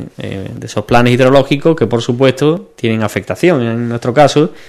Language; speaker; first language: Spanish; native; Spanish